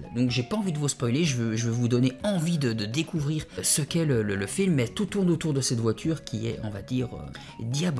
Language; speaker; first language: French; native; French